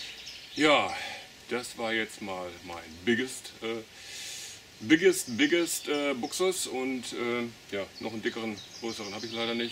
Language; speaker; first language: German; native; German